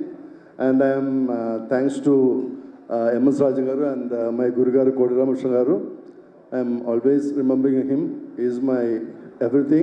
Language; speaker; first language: Telugu; non-native, local second language; Malayalam